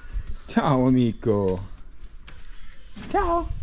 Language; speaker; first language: Italian; non-native, learner; English